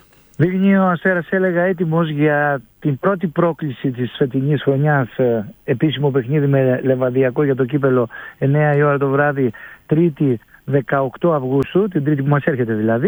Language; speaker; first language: Greek; native; Greek